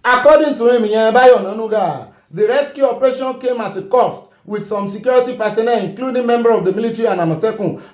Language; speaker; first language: English; non-native, local second language; Yoruba